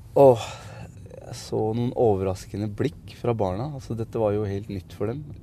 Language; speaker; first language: Norwegian; early bilingual, other home language; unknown